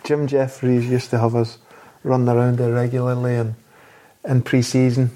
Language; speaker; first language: English; native; English